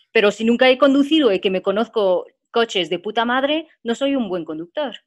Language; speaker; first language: Spanish; non-native, fluent; French